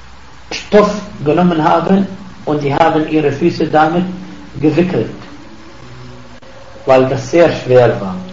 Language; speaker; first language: German; non-native, fluent; Arabic